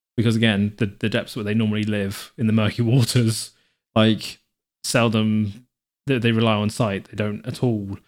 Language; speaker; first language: English; native; English